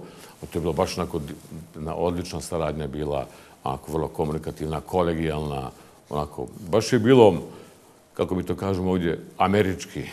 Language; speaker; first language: Bosnian; native; Bosnian